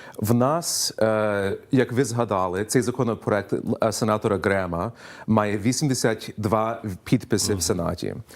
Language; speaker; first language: Ukrainian; early bilingual, heritage; Ukrainian